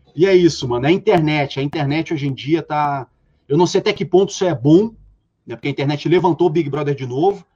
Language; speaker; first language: Portuguese; native; Portuguese